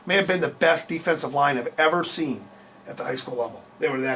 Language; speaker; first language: English; native; English